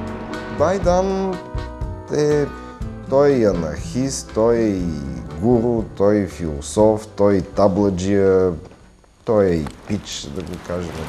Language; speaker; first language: Bulgarian; native; Bulgarian